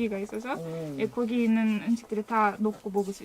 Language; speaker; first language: Korean; non-native, fluent; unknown